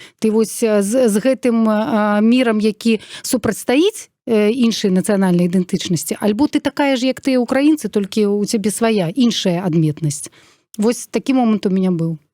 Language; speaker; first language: Belarusian; non-native, local second language; Russian